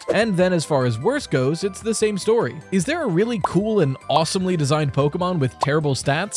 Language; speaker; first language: English; native; English